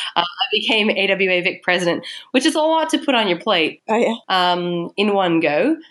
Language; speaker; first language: English; native; English